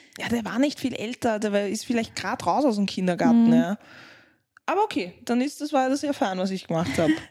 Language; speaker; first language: German; non-native, local second language; English